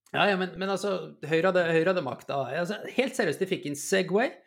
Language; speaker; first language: Norwegian; native; Norwegian